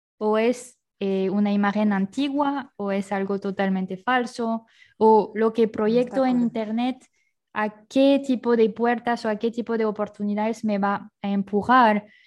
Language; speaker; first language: Spanish; non-native, fluent; French